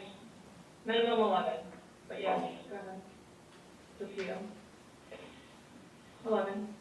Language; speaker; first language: English; native; English